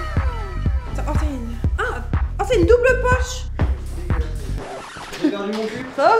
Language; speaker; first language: French; native; French